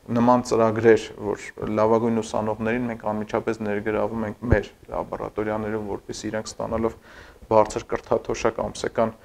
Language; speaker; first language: Armenian; native; Armenian